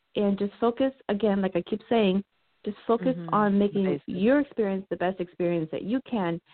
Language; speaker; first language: English; early bilingual, heritage; Lao